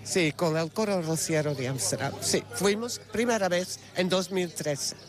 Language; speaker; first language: Spanish; non-native, learner; Dutch